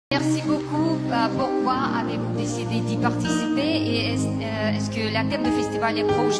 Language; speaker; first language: French; non-native, learner; Russian